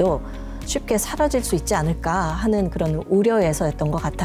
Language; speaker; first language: Korean; native; Korean